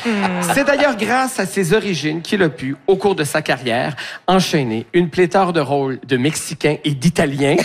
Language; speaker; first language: French; native; French